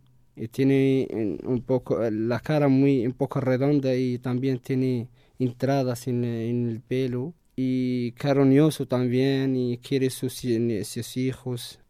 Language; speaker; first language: Spanish; non-native, learner; Arabic